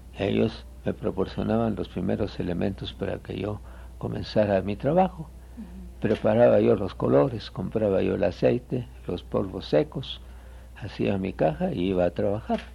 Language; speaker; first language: Spanish; native; Spanish